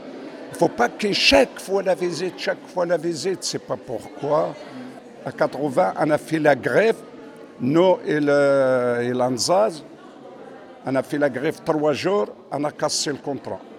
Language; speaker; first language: French; non-native, fluent; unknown